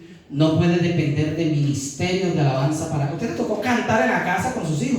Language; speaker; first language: Spanish; native; Spanish